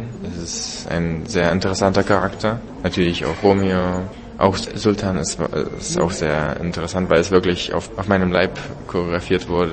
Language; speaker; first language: German; non-native, fluent; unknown